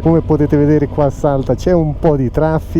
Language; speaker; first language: Italian; native; Italian